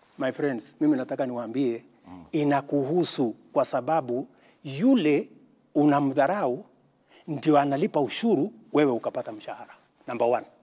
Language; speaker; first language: Swahili; non-native, local second language; Kalenjin